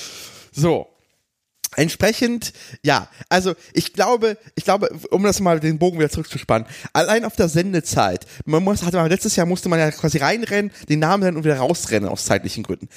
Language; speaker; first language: German; native; German